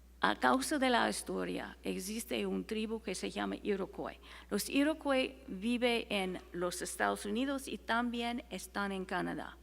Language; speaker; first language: Spanish; non-native, fluent; English